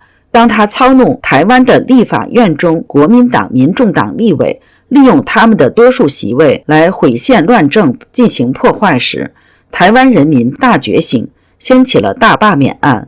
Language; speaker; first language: Chinese; native; Chinese